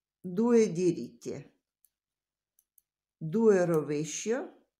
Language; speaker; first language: Italian; non-native, learner; Russian